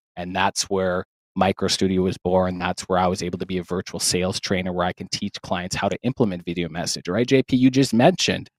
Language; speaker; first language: English; native; English